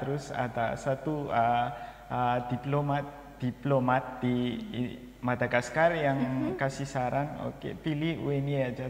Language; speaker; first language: Indonesian; non-native, fluent; Malagasy